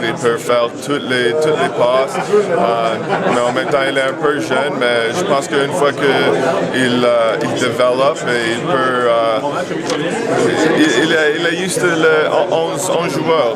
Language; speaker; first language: French; non-native, local second language; English